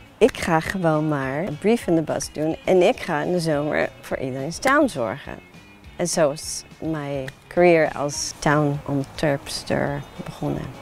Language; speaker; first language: Dutch; non-native, fluent; English